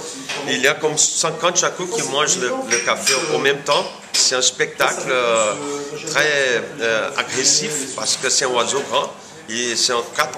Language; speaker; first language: French; non-native, fluent; Portuguese